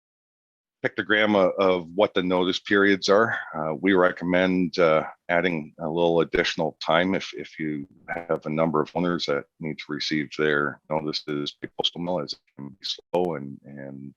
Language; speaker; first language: English; native; English